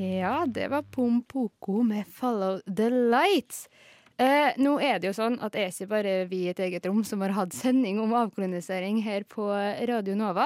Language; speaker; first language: Norwegian; native; Norwegian